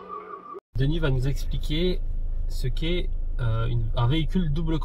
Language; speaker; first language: French; native; French